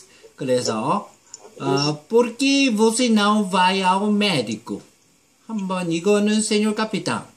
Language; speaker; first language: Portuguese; non-native, fluent; Korean